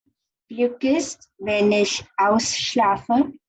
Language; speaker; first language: German; non-native, learner; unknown